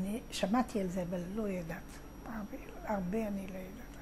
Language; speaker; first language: Hebrew; non-native, fluent; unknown